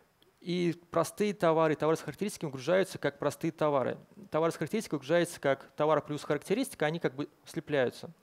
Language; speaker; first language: Russian; native; Russian